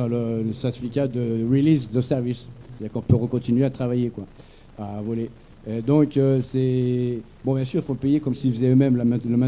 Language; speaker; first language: French; native; French